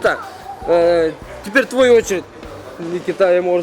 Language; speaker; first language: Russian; non-native, local second language; Kyrgyz